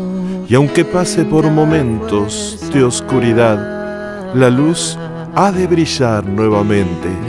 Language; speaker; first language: Spanish; native; Spanish